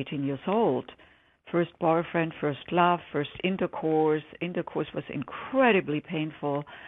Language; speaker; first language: English; non-native, fluent; German